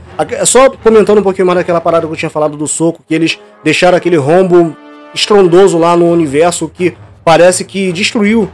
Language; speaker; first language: Portuguese; native; Portuguese